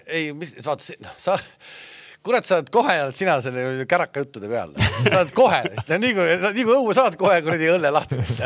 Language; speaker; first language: Estonian; native; Estonian